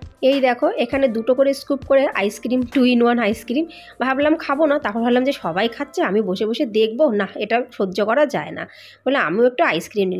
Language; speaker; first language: Bangla; native; Bangla